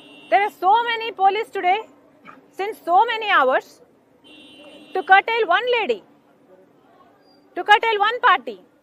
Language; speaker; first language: English; non-native, local second language; Telugu